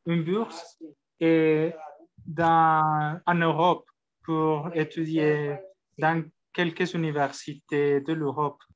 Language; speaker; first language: French; non-native, learner; Spanish